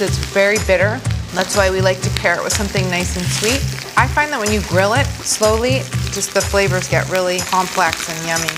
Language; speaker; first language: English; native; English